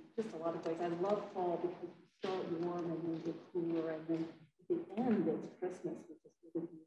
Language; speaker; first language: English; native; English